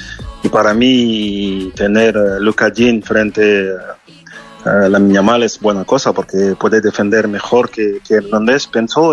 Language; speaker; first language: Spanish; non-native, learner; French